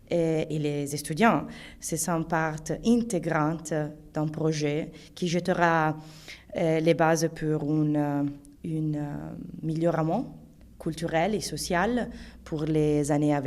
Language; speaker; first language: French; non-native, fluent; Italian